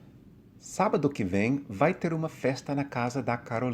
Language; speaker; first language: Portuguese; non-native, fluent; English